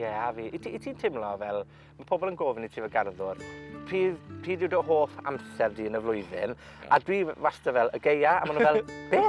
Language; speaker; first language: Welsh; native; Welsh